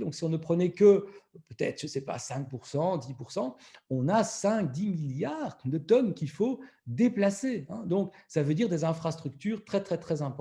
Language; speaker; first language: French; native; French